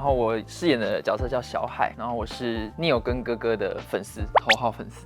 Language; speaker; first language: Chinese; native; Chinese